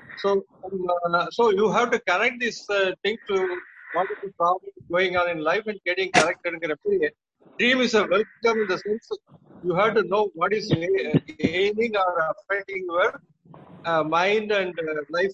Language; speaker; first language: English; non-native, local second language; Tamil